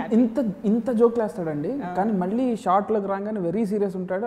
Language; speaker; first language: Telugu; native; Telugu